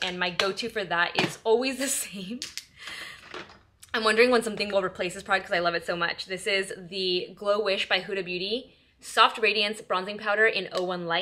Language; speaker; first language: English; early bilingual, other home language; Spanish